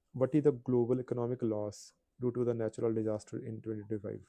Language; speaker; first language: English; non-native, local second language; Punjabi